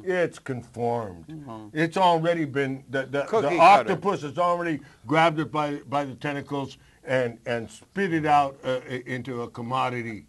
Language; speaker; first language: English; native; English